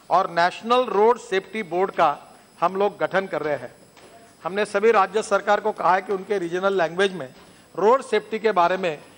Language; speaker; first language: Hindi; non-native, local second language; Marathi